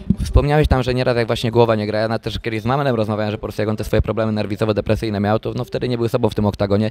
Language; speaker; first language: Polish; native; Polish